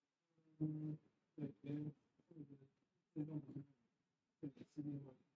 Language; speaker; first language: Chinese; native; Chinese